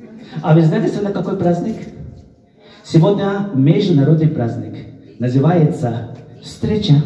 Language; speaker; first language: Russian; non-native, fluent; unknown